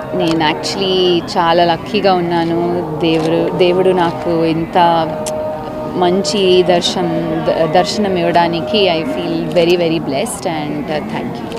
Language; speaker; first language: Telugu; non-native, learner; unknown